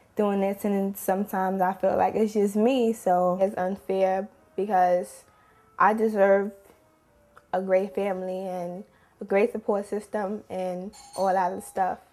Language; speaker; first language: English; native; English